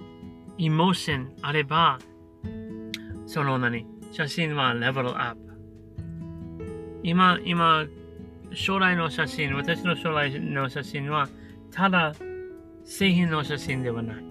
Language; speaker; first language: Japanese; non-native, learner; English